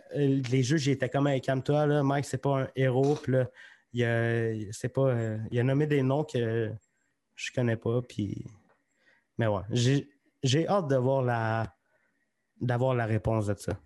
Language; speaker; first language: French; native; French